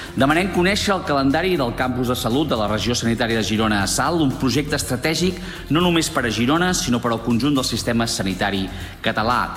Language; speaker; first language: Catalan; native; Catalan